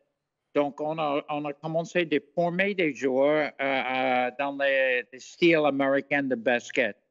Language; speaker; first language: French; non-native, fluent; English